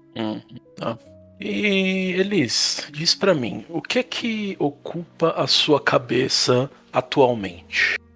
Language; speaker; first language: Portuguese; native; Portuguese